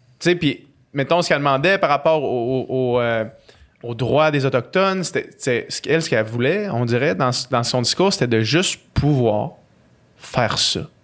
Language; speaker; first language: French; native; French